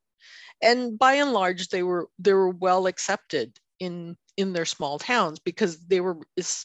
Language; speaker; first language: English; non-native, fluent; Chinese